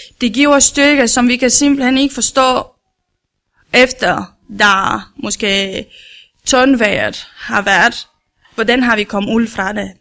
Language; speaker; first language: Danish; non-native, learner; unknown